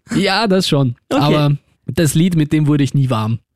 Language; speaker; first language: German; early bilingual, other home language; Russian